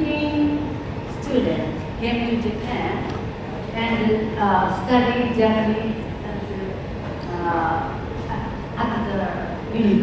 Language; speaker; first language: English; non-native, learner; Japanese